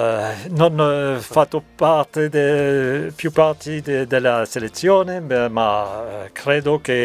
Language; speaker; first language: Italian; non-native, learner; French